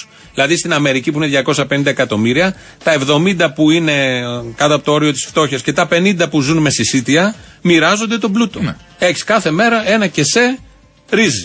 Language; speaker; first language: Greek; native; Greek